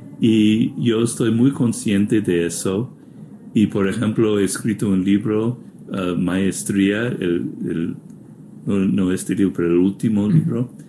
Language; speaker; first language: Spanish; non-native, fluent; English